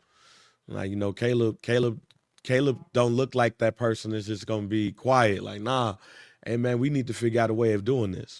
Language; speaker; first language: English; native; English